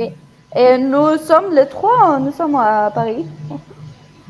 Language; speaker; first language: French; non-native, fluent; Arabic